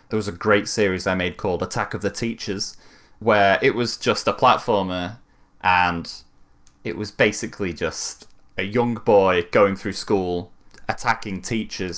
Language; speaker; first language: English; native; English